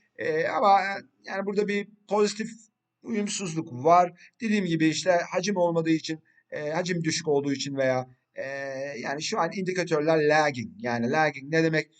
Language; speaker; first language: Turkish; early bilingual, heritage; Turkish